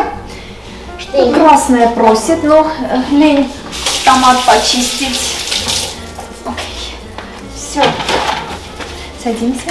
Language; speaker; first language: Russian; non-native, local second language; Armenian